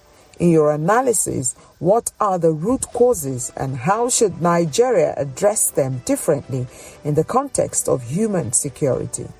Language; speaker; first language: English; non-native, local second language; Igbo